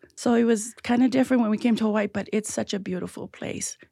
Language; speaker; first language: English; early bilingual, other home language; Tongan